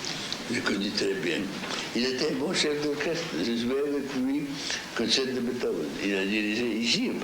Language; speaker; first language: French; non-native, fluent; Russian